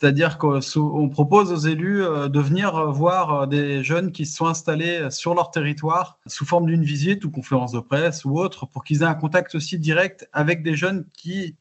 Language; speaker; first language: French; native; French